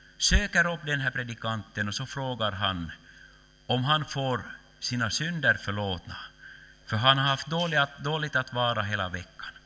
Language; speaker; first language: Swedish; native; Swedish